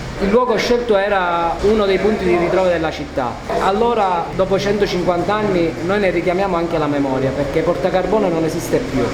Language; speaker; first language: Italian; native; Italian